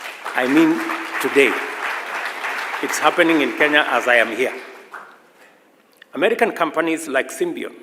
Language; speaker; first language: English; non-native, local second language; Swahili